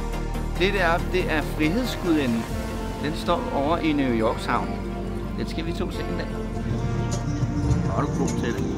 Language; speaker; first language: Danish; native; Danish